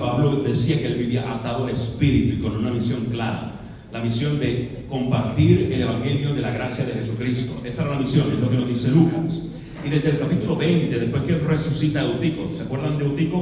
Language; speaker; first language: Spanish; native; Spanish